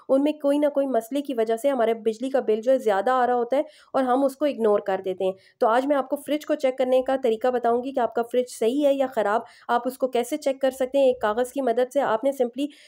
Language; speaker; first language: Urdu; native; Urdu